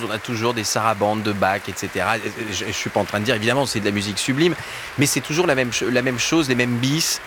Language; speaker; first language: French; native; French